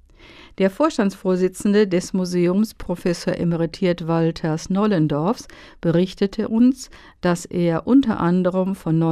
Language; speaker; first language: German; native; German